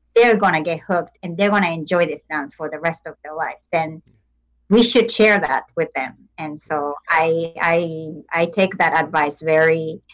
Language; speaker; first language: English; non-native, fluent; Japanese